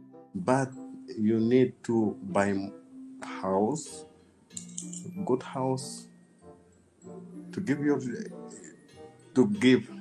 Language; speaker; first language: English; non-native, learner; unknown